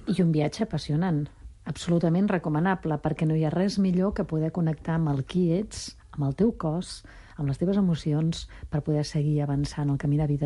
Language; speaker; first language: Catalan; native; Catalan